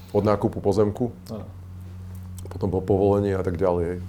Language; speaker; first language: Slovak; native; Slovak